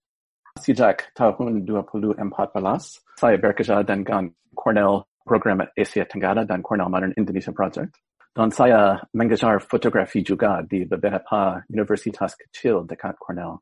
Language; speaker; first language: Indonesian; non-native, fluent; English